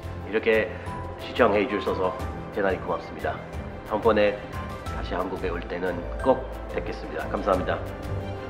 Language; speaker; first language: Korean; non-native, learner; English